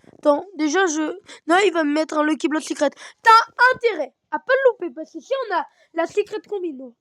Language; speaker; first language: French; native; French